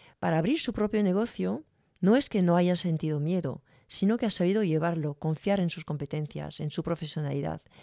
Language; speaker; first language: Spanish; non-native, fluent; French